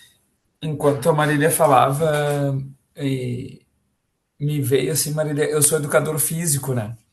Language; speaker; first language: Portuguese; native; Portuguese